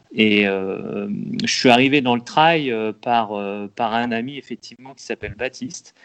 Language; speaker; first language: French; native; French